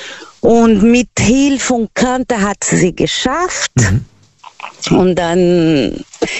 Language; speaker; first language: German; non-native, fluent; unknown